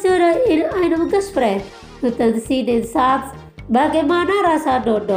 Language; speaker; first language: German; non-native, fluent; Indonesian